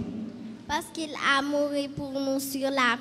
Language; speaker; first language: French; non-native, local second language; Haitian Creole